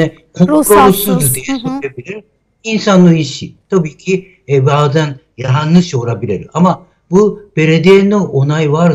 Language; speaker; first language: Turkish; non-native, learner; Japanese